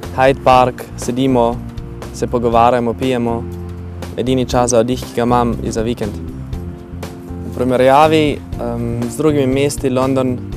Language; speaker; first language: Slovenian; native; Slovenian